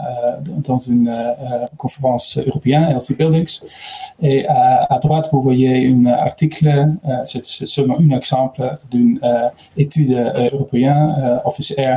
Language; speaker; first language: French; non-native, learner; Dutch